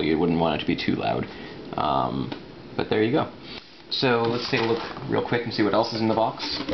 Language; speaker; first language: English; native; English